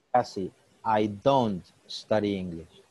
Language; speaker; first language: English; non-native, fluent; Spanish